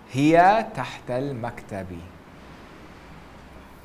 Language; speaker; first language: Arabic; non-native, fluent; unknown